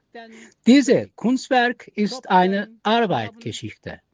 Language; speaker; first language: German; non-native, learner; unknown